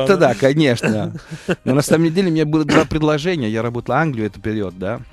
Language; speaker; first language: Russian; non-native, fluent; Italian